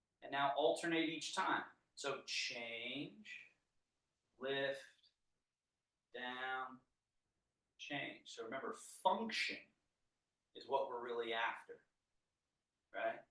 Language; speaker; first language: English; native; English